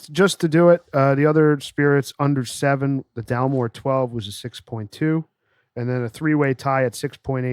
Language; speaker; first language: English; native; English